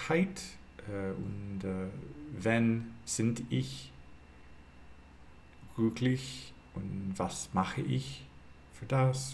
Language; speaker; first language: German; non-native, learner; English